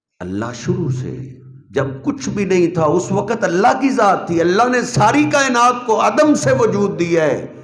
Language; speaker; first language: Urdu; non-native, local second language; Punjabi